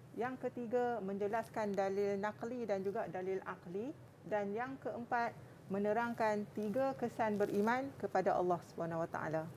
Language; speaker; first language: Malay; native; Malay